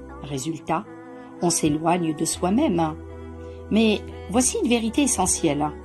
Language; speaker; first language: French; native; French